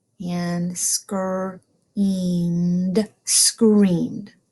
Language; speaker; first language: English; native; English